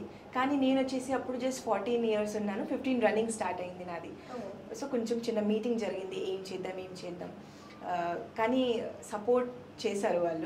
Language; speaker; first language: Telugu; non-native, local second language; Hindi